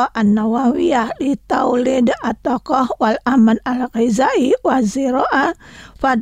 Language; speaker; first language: Arabic; non-native, learner; Indonesian